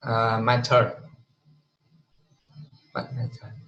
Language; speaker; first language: English; non-native, learner; Vietnamese